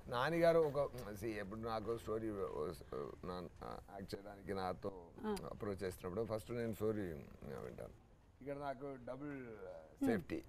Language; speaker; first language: Telugu; non-native, learner; Tamil